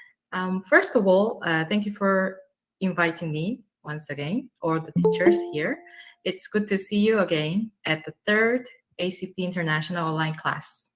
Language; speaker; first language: English; non-native, fluent; Korean